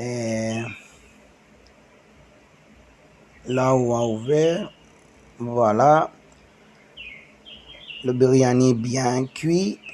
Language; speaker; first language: French; non-native, learner; Tamil